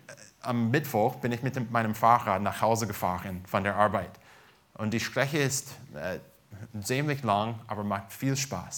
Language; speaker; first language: German; non-native, fluent; English